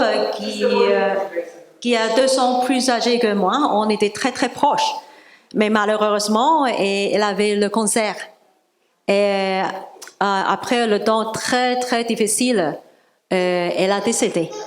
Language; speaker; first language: French; non-native, learner; Cantonese